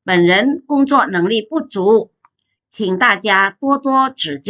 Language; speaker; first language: Chinese; non-native, fluent; Indonesian